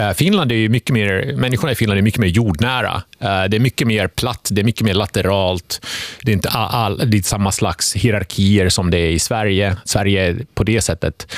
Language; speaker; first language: Swedish; early bilingual, other home language; Finnish